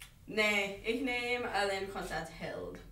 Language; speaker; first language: Dutch; non-native, learner; English